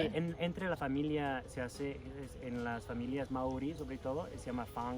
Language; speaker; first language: Spanish; non-native, fluent; English